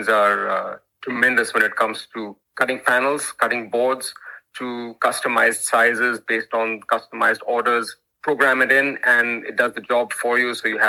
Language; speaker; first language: English; non-native, local second language; Hindi